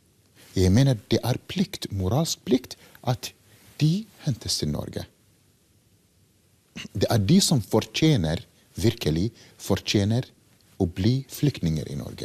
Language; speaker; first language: Norwegian; non-native, fluent; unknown